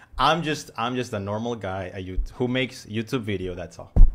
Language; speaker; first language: English; non-native, fluent; Indonesian